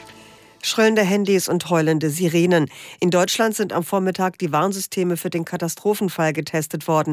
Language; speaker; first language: German; native; German